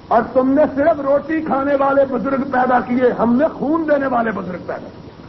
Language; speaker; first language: Urdu; non-native, local second language; Punjabi